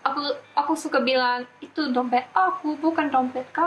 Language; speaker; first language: Indonesian; non-native, learner; English